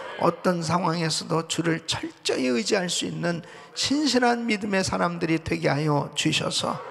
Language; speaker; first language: Korean; native; Korean